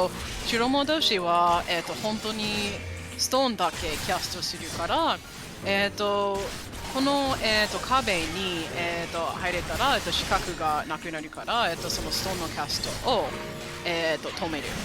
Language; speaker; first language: Japanese; non-native, fluent; English